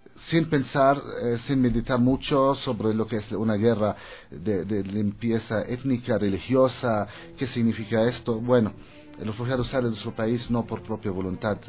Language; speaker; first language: Spanish; non-native, fluent; Arabic